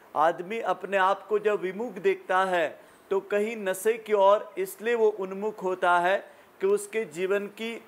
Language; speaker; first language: Hindi; native; Hindi